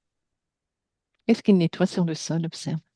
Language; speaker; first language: French; native; French